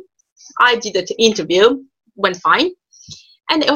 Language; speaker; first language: English; non-native, fluent; Italian